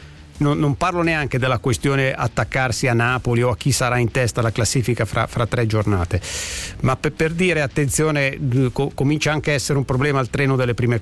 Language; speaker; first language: Italian; native; Italian